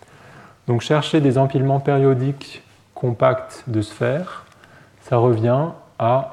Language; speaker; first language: French; native; French